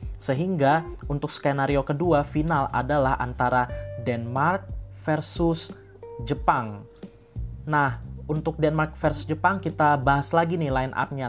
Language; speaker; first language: Indonesian; native; Indonesian